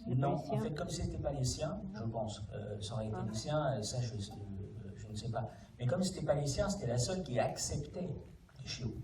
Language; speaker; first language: French; native; French